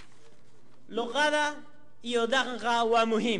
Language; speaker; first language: Somali; non-native, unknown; Spanish